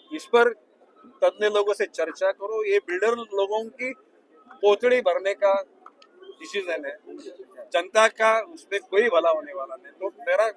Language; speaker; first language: Hindi; non-native, local second language; Marathi